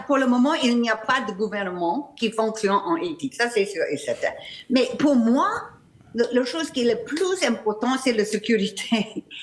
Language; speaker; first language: French; non-native, learner; English